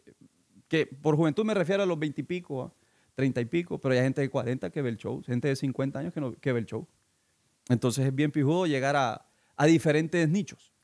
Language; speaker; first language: Spanish; native; Spanish